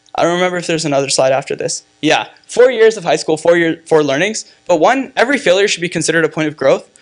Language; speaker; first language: English; native; English